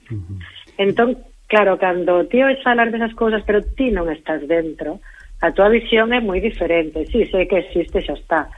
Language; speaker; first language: Galician; early bilingual, heritage; Galician